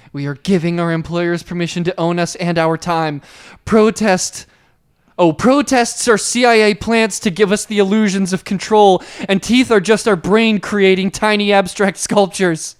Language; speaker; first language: English; native; English